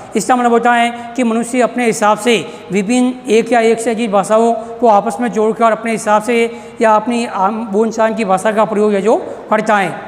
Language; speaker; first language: Hindi; native; Hindi